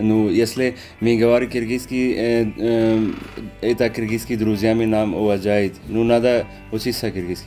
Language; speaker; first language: Russian; non-native, learner; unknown